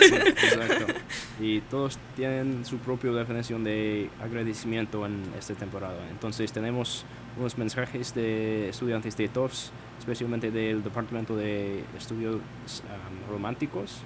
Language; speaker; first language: Spanish; non-native, learner; English